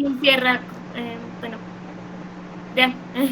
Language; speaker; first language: Spanish; native; Spanish